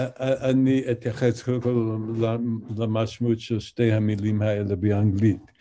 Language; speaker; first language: Hebrew; non-native, fluent; English